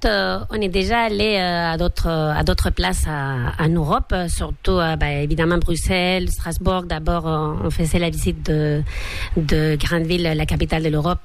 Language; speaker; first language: French; non-native, fluent; Spanish